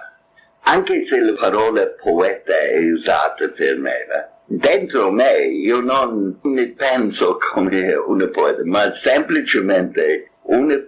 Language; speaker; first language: Italian; non-native, fluent; English